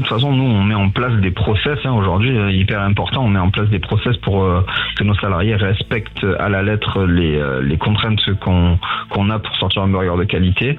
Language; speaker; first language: French; native; French